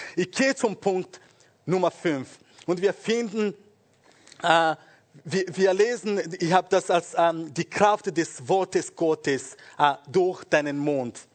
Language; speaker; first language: German; non-native, fluent; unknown